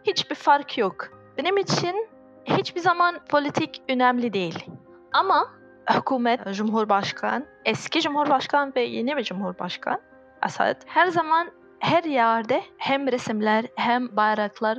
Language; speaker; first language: Turkish; non-native, learner; Arabic